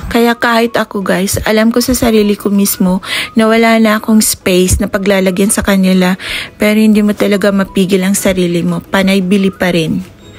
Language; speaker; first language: Filipino; native; Filipino